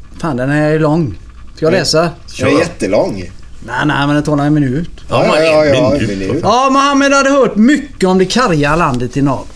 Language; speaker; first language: Swedish; native; Swedish